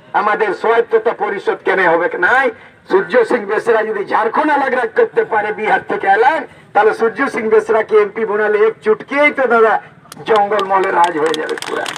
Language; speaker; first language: Bangla; non-native, local second language; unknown